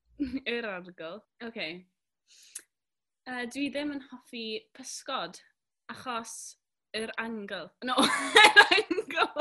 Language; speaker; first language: Welsh; non-native, learner; English